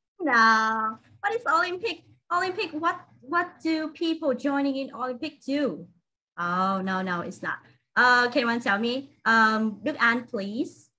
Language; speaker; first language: English; non-native, fluent; Vietnamese